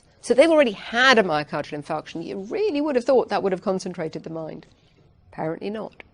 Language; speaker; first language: English; native; English